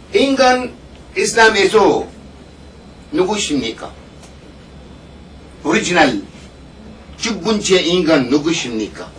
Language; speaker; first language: Korean; non-native, learner; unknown